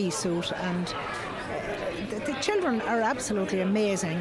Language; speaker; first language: English; native; English